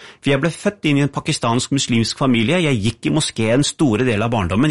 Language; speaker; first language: Norwegian; early bilingual, other home language; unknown